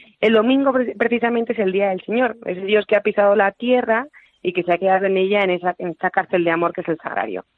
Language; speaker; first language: Spanish; native; Spanish